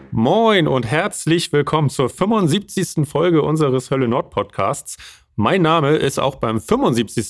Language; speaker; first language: German; native; German